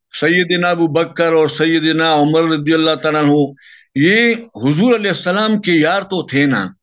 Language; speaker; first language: Urdu; non-native, local second language; Pashto